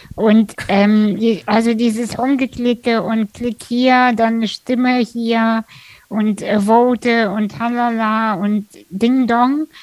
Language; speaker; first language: German; early bilingual, other home language; Russian